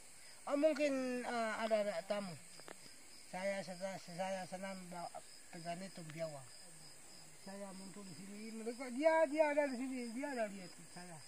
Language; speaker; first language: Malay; non-native, local second language; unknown